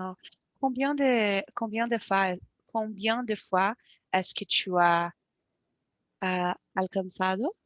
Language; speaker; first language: French; non-native, learner; Portuguese